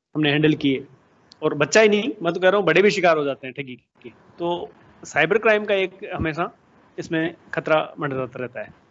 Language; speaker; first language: Hindi; native; Hindi